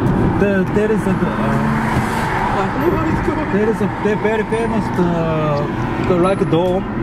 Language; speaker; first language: English; non-native, learner; Korean